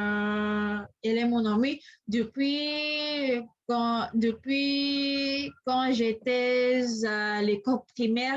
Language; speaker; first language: French; non-native, learner; English